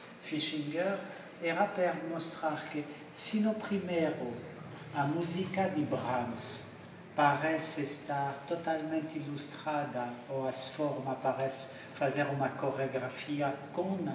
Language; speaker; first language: Portuguese; non-native, learner; French